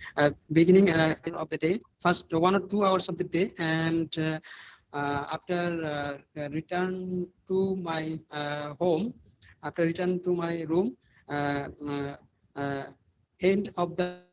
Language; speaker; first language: English; non-native, learner; Bangla